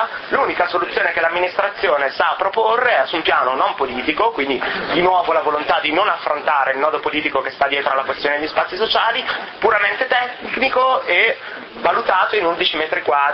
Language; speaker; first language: Italian; native; Italian